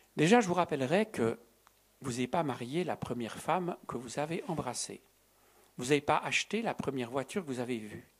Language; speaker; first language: French; native; French